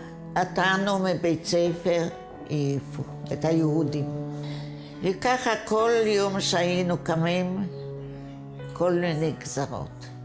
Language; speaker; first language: Hebrew; non-native, fluent; Yiddish